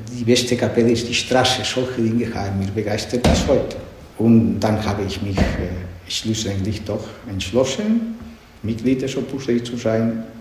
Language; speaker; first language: German; non-native, fluent; Spanish